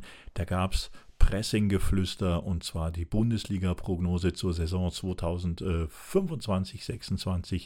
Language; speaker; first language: German; native; German